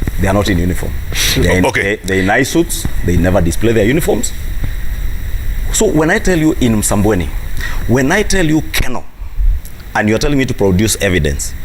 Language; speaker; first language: English; non-native, local second language; Kikuyu